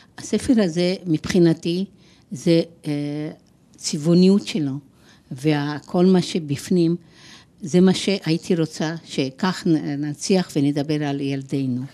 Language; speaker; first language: Hebrew; non-native, fluent; Georgian